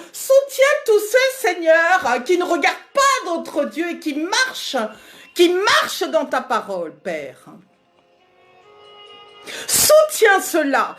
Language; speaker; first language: French; native; French